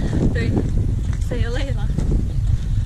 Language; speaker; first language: Chinese; non-native, learner; Russian